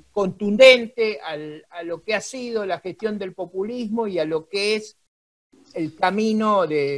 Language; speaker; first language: Spanish; native; Spanish